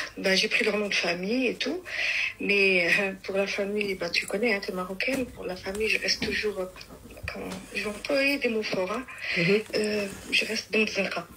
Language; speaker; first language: French; early bilingual, other home language; Arabic